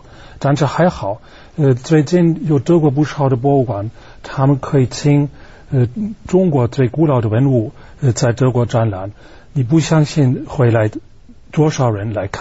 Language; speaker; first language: Chinese; non-native, fluent; German